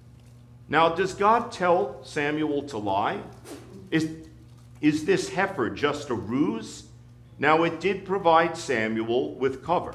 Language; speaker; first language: English; native; English